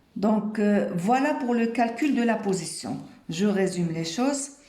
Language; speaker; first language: French; non-native, local second language; Arabic